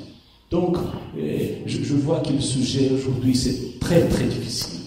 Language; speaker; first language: French; non-native, fluent; Portuguese